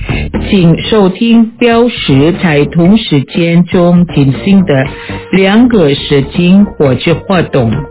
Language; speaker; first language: Chinese; non-native, fluent; Indonesian